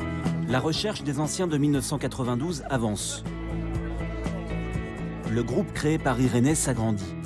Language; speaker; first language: French; native; French